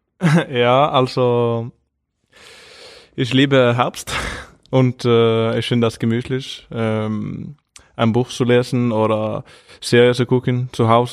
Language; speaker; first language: German; non-native, fluent; Norwegian